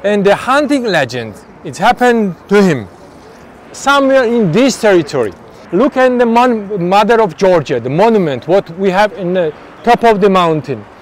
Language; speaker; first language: English; non-native, fluent; Georgian